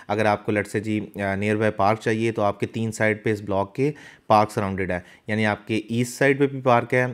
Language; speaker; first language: Urdu; native; Urdu